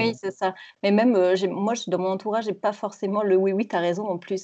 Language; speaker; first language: French; native; French